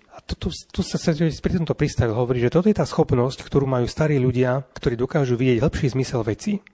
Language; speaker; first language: Slovak; native; Slovak